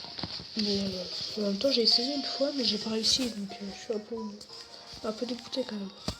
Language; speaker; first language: French; native; French